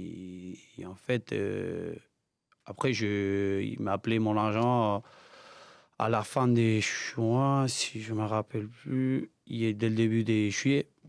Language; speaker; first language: French; non-native, learner; Spanish